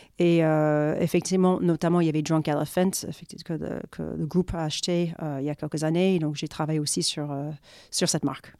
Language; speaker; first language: French; non-native, fluent; English